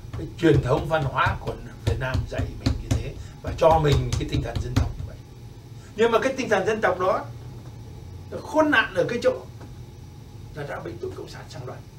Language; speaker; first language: Vietnamese; native; Vietnamese